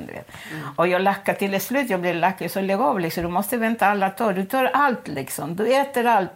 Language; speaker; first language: Swedish; non-native, fluent; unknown